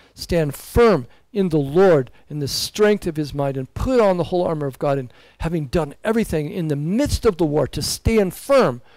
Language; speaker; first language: English; native; English